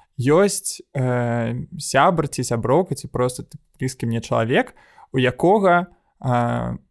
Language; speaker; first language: Belarusian; native; Belarusian